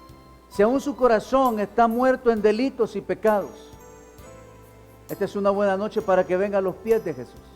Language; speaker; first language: Spanish; native; Spanish